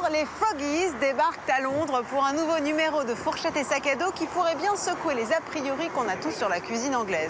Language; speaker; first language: French; native; French